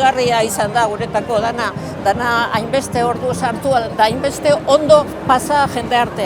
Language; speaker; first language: Basque; non-native, local second language; Spanish